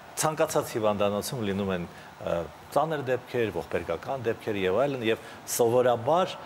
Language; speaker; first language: Armenian; native; Armenian